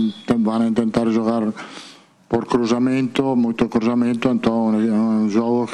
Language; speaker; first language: Portuguese; non-native, fluent; Italian